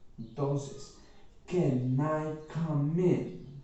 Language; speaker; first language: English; non-native, fluent; Spanish